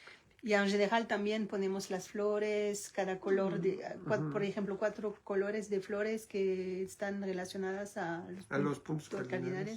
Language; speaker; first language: Spanish; non-native, learner; French